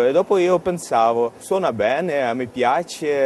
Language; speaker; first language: Italian; non-native, fluent; Ukrainian